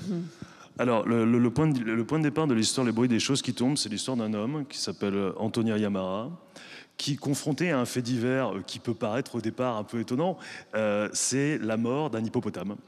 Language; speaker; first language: French; native; French